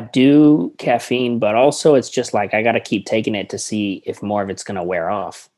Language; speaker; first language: English; native; English